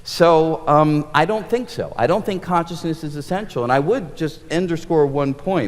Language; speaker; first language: English; native; English